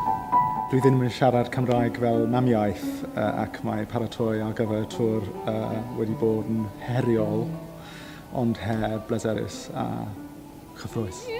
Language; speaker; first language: Welsh; non-native, fluent; English